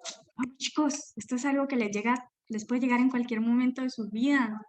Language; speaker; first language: Spanish; native; Spanish